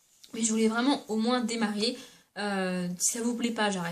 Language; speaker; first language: French; native; French